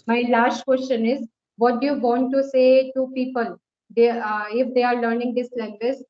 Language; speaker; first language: English; non-native, local second language; Hindi